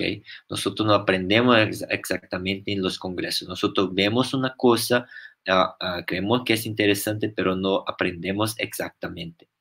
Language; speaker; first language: Spanish; non-native, fluent; Portuguese